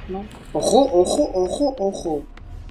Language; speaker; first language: Spanish; native; Spanish